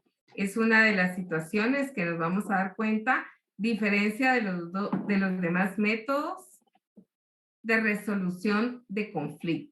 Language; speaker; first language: Spanish; native; Spanish